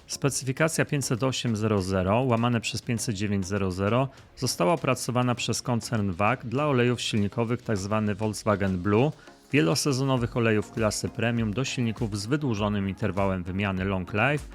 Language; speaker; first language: Polish; native; Polish